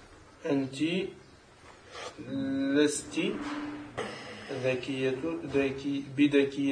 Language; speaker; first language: Arabic; non-native, learner; French